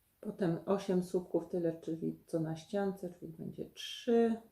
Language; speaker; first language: Polish; native; Polish